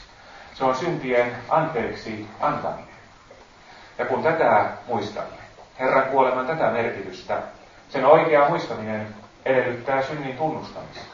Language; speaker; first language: Finnish; native; Finnish